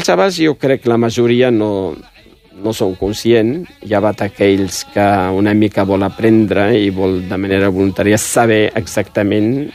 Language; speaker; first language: Catalan; early bilingual, other home language; Riffian